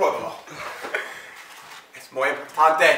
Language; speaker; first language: Spanish; non-native, learner; English